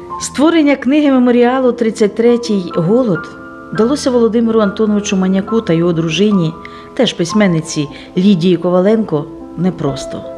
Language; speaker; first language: Ukrainian; native; Ukrainian